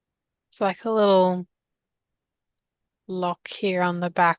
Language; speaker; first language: English; native; English